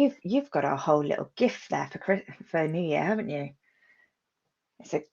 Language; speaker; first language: English; native; English